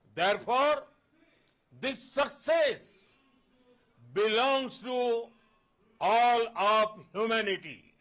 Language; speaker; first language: English; non-native, local second language; Gujarati